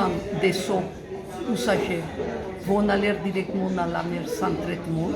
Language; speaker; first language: French; non-native, fluent; Spanish